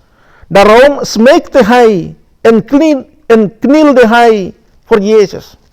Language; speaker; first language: Dutch; non-native, fluent; Indonesian